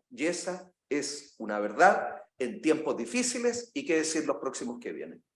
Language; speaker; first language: Spanish; native; Spanish